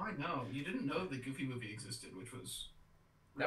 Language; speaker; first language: English; native; English